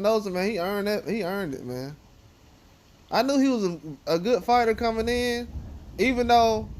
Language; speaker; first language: English; native; English